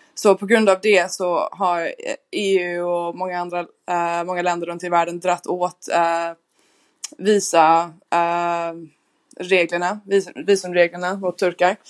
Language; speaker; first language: Swedish; non-native, fluent; English